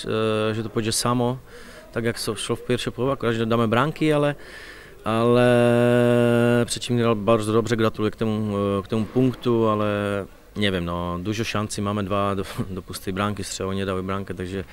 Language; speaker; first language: Polish; non-native, learner; Czech